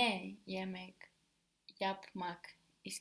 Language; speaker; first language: Turkish; non-native, learner; English